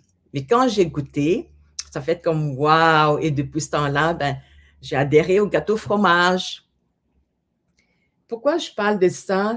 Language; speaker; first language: French; non-native, fluent; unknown